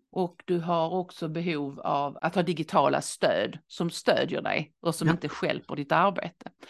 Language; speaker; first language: Swedish; native; Swedish